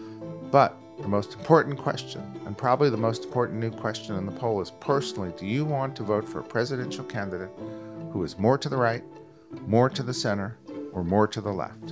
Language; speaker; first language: English; native; English